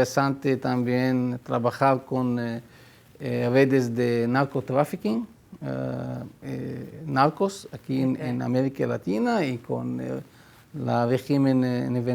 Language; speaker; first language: Spanish; non-native, fluent; Hebrew